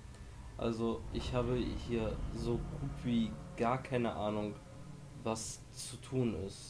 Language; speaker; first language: German; native; German